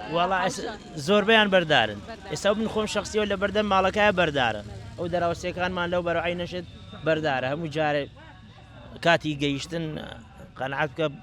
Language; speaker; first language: Central Kurdish; non-native, local second language; Gurani